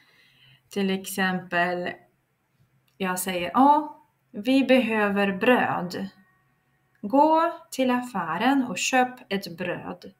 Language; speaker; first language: Swedish; non-native, fluent; Russian